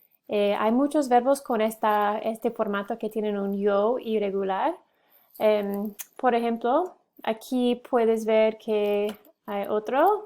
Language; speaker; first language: Spanish; non-native, fluent; English